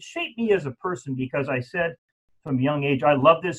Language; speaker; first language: English; native; English